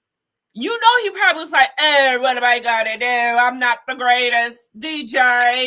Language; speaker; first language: English; native; English